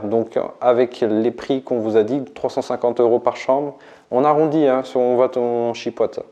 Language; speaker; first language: French; native; French